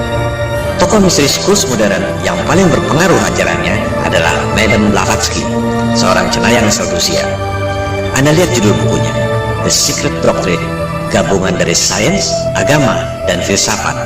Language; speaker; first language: Indonesian; native; Indonesian